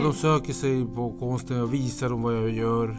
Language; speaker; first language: Swedish; non-native, fluent; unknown